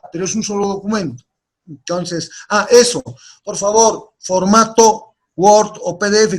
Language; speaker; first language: Spanish; native; Spanish